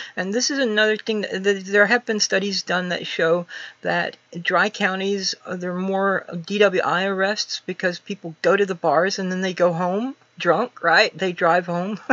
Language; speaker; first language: English; native; English